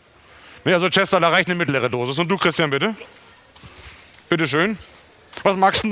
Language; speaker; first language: German; native; German